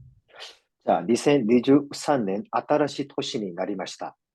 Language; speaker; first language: Japanese; non-native, fluent; Korean